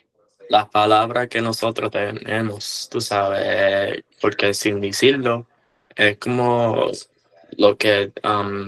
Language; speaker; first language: Spanish; early bilingual, heritage; Spanish